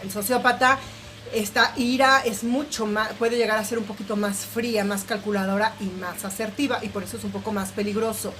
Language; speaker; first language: Spanish; native; Spanish